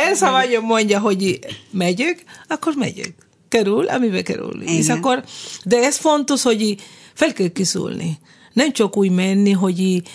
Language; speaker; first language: Hungarian; non-native, fluent; Spanish